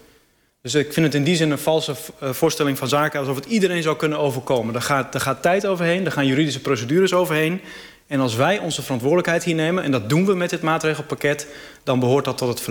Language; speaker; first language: Dutch; native; Dutch